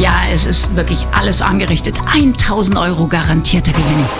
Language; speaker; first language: German; native; German